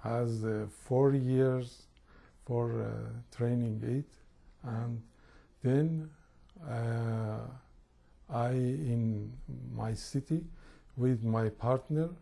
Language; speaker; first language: English; non-native, learner; Persian